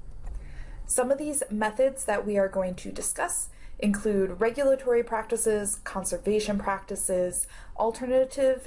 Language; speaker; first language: English; native; English